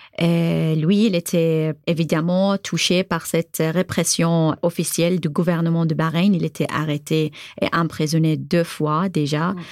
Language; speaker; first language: French; non-native, fluent; Arabic